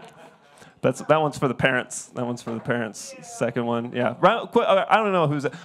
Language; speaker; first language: English; native; English